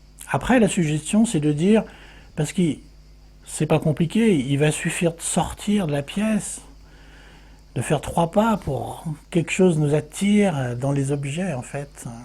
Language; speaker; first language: French; native; French